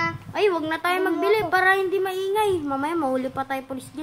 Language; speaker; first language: Filipino; native; Filipino